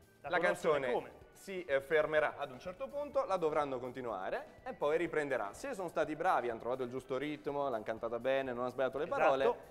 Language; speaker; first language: Italian; native; Italian